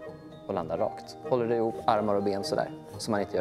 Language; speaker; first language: Swedish; native; Swedish